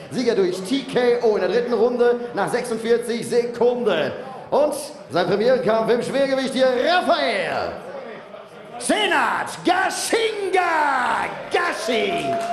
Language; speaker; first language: German; native; German